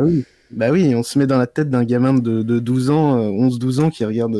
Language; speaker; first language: French; native; French